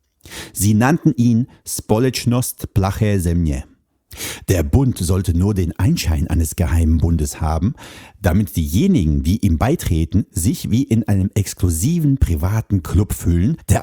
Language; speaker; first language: German; native; German